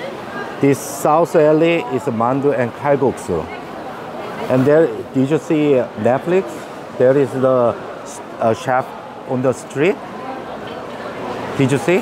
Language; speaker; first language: English; non-native, learner; Korean